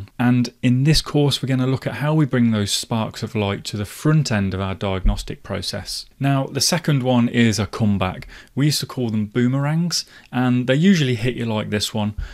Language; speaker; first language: English; native; English